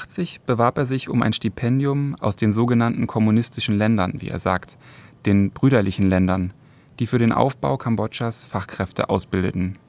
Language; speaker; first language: German; native; German